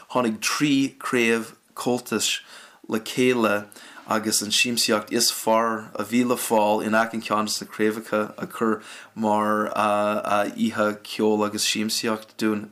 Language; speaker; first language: Irish; non-native, fluent; English